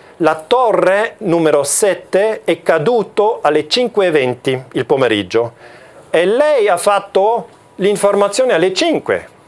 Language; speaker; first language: Italian; non-native, local second language; German